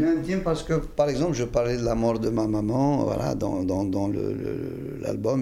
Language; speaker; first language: French; non-native, local second language; Kabyle